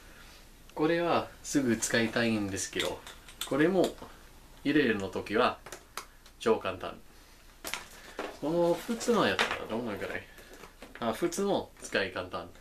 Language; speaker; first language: Japanese; non-native, learner; English